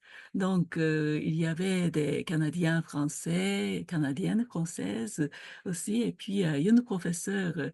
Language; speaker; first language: French; non-native, fluent; Japanese